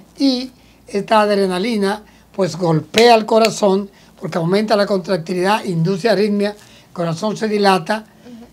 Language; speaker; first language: Spanish; native; Spanish